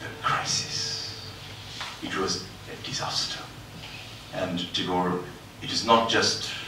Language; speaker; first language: English; non-native, local second language; Bangla